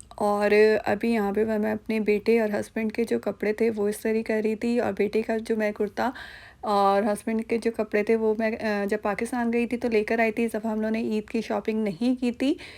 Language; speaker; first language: Urdu; non-native, local second language; Punjabi